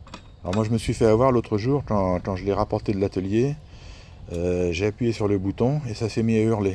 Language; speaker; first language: French; native; French